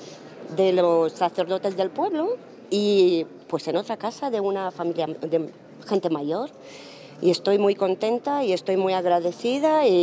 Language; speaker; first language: Spanish; non-native, fluent; Romanian